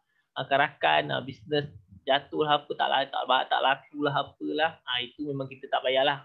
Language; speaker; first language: Malay; native; Malay